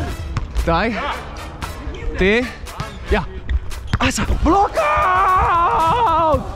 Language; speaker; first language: Russian; non-native, learner; English